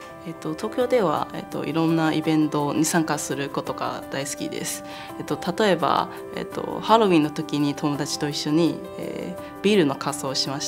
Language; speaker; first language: Japanese; non-native, fluent; Chinese